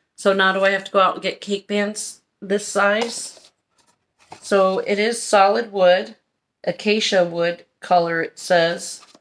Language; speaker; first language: English; native; English